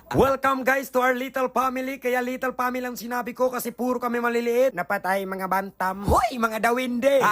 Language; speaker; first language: Filipino; non-native, local second language; Chavacano